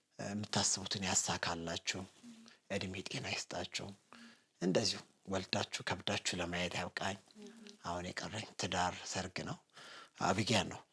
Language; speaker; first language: Amharic; non-native, local second language; Sebat Bet Gurage